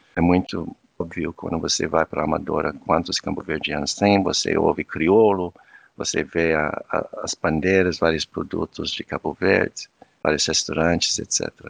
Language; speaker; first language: Portuguese; non-native, fluent; English